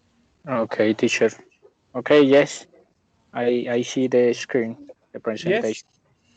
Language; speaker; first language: English; non-native, learner; Spanish